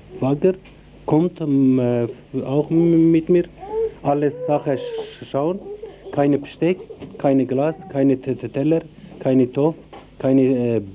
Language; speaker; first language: German; non-native, learner; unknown